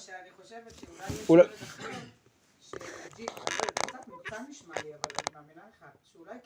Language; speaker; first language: Hebrew; native; Hebrew